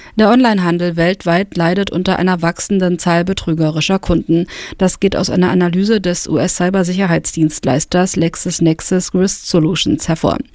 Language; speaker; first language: German; native; German